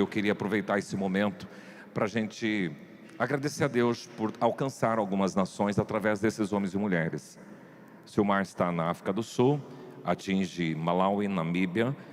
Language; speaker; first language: Portuguese; native; Portuguese